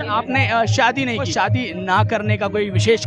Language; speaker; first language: Hindi; native; Hindi